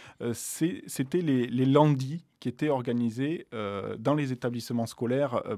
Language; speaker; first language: French; native; French